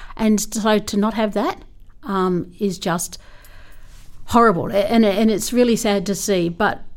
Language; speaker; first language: English; native; English